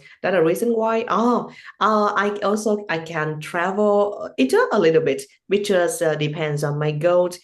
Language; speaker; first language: English; non-native, learner; Vietnamese